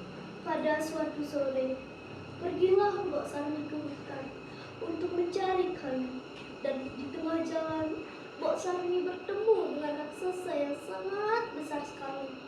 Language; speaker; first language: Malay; non-native, local second language; Balinese